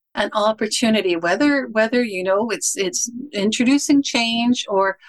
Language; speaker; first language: English; native; English